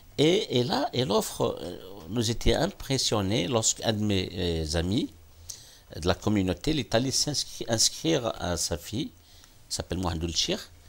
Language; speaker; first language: French; non-native, local second language; Kabyle